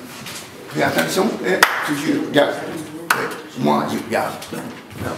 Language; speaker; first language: French; non-native, learner; Japanese